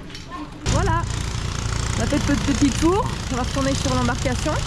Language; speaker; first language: French; native; French